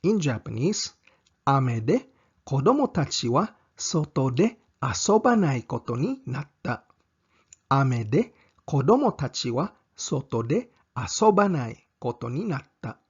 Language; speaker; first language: Japanese; non-native, fluent; English